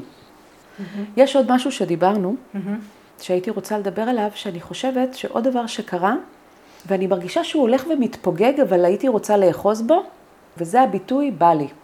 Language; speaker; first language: Hebrew; native; Hebrew